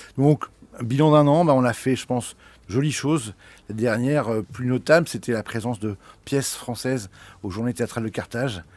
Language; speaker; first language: French; native; French